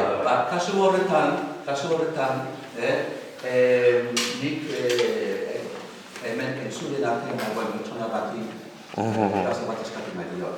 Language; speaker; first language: Basque; non-native, fluent; English